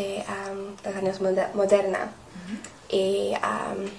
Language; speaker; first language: Spanish; non-native, learner; English